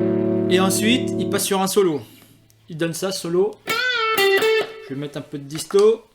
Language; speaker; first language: French; native; French